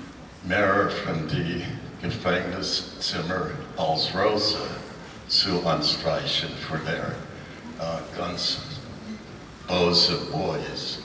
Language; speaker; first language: German; non-native, learner; English